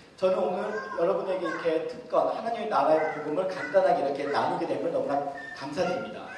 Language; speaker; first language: Korean; early bilingual, other home language; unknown